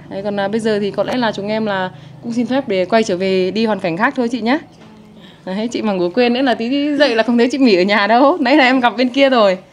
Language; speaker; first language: Vietnamese; native; Vietnamese